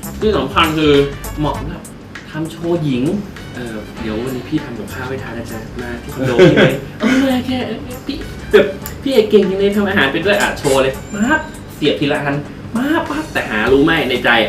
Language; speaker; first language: Thai; native; Thai